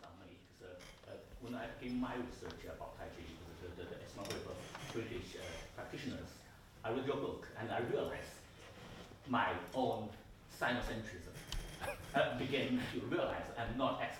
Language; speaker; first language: English; non-native, fluent; Chinese